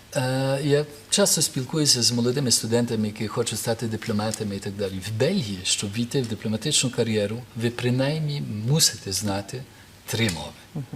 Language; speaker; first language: Ukrainian; early bilingual, heritage; Ukrainian